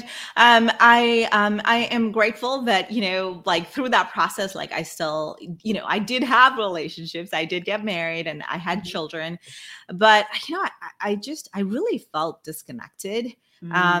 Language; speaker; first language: English; non-native, fluent; Malay